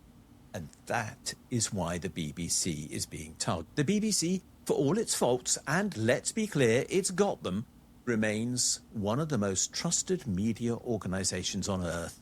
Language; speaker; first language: English; native; English